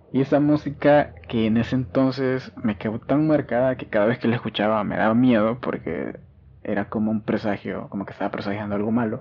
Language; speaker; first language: Spanish; native; Spanish